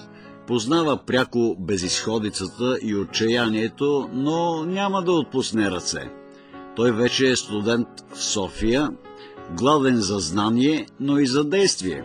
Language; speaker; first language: Bulgarian; native; Bulgarian